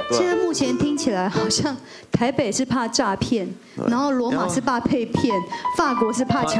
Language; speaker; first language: Chinese; native; Chinese